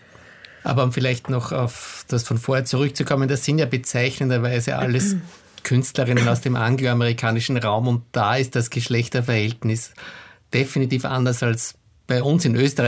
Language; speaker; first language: German; native; German